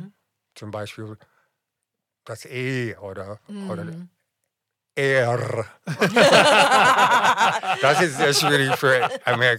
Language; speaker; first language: German; non-native, fluent; English